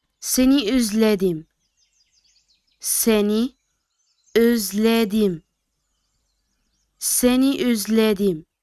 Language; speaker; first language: Turkish; non-native, fluent; Arabic